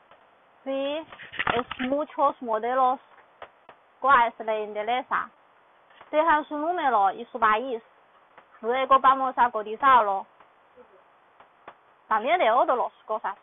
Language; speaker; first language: Spanish; non-native, learner; Chinese